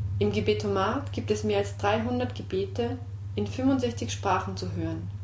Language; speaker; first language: German; non-native, fluent; Georgian